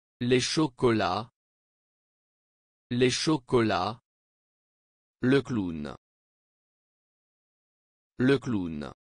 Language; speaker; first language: French; non-native, fluent; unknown